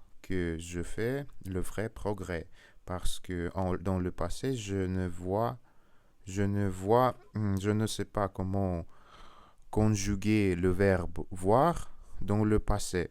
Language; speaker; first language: French; non-native, learner; Russian